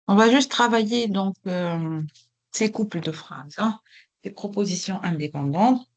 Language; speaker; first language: French; non-native, local second language; Arabic